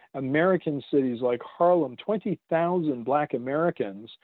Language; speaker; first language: English; native; English